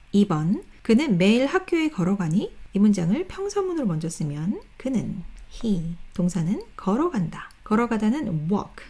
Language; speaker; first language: Korean; native; Korean